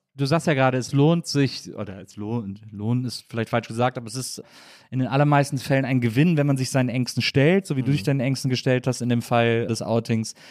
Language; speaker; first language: German; native; German